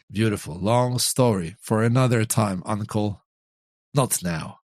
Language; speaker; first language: English; non-native, fluent; Polish